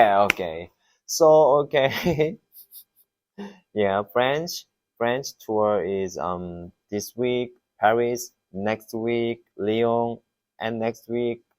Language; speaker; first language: English; non-native, learner; Korean